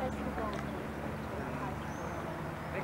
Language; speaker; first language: English; non-native, learner; Croatian